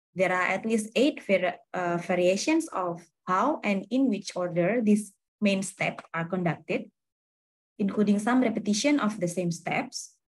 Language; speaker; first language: English; non-native, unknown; Indonesian